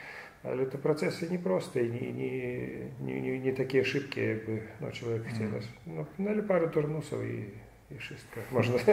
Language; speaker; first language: Polish; non-native, fluent; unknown